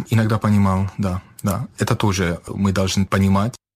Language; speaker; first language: Russian; non-native, fluent; Czech